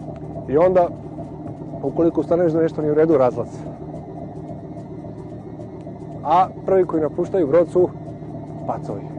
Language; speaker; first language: Serbian; native; Serbian